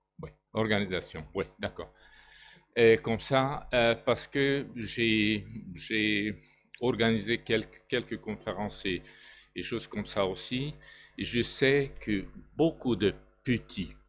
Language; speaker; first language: French; non-native, learner; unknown